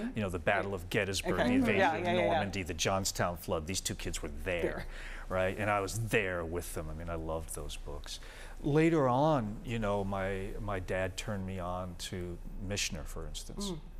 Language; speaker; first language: English; native; English